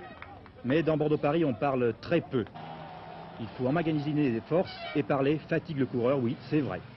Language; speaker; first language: French; native; French